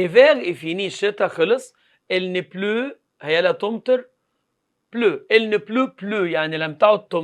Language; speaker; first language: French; non-native, fluent; Arabic